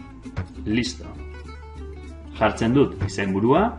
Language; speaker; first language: Basque; non-native, local second language; Spanish